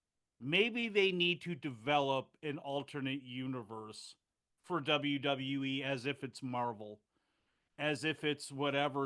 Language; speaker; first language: English; native; English